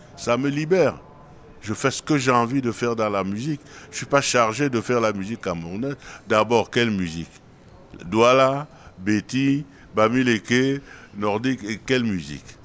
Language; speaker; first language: French; non-native, local second language; Duala